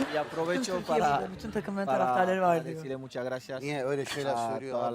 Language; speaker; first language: Turkish; native; Turkish